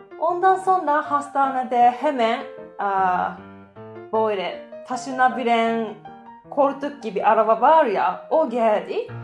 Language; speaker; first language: Turkish; non-native, learner; Japanese